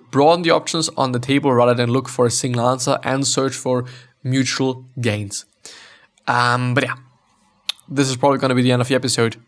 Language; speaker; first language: English; non-native, fluent; German